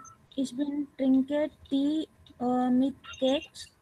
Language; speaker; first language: German; non-native, learner; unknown